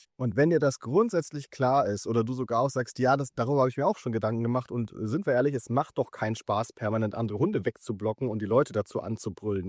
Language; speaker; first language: German; native; German